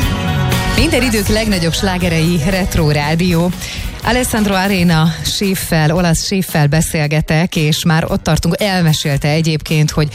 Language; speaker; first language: Hungarian; native; Hungarian